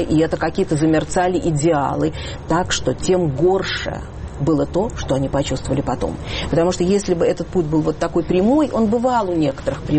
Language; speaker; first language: Russian; native; Russian